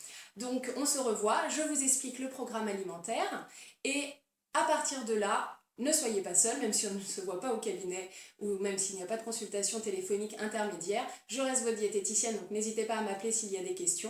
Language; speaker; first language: French; native; French